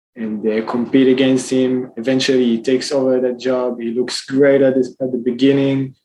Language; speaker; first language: English; non-native, fluent; Hebrew